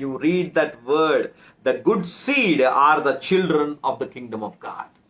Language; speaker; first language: English; non-native, local second language; Telugu